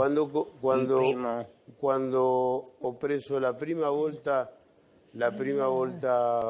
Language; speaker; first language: Italian; non-native, fluent; Spanish